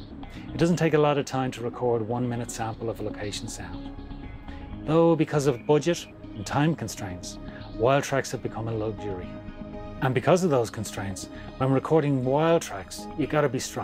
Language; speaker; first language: English; native; English